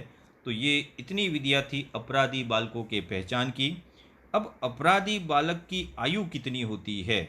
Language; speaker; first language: Hindi; native; Hindi